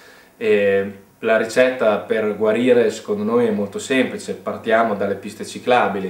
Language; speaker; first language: Italian; native; Italian